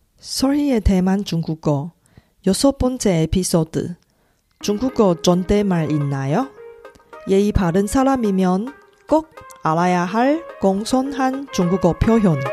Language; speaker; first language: Korean; non-native, fluent; Chinese